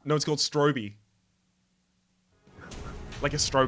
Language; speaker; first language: English; native; English